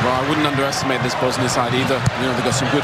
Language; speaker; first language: English; native; English